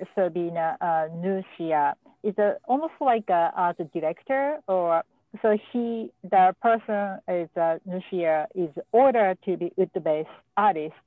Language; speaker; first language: English; non-native, fluent; Japanese